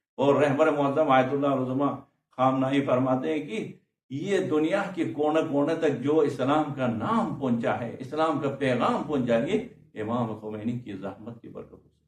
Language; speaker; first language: Urdu; non-native, local second language; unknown